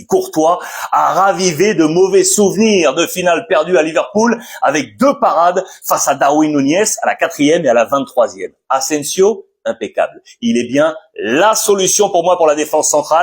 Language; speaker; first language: French; native; French